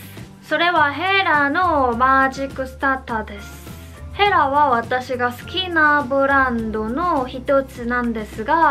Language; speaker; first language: Japanese; non-native, fluent; Korean